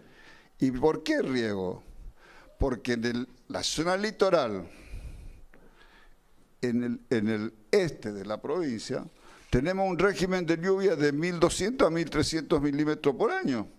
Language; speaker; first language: Spanish; native; Spanish